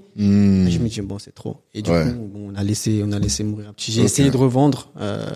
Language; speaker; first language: French; native; French